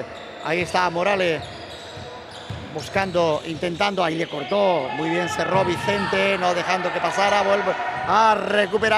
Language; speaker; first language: Spanish; native; Spanish